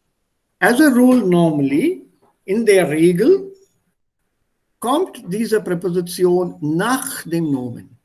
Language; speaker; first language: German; non-native, fluent; Hindi